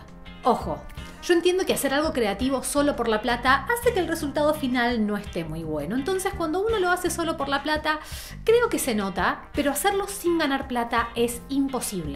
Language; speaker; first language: Spanish; native; Spanish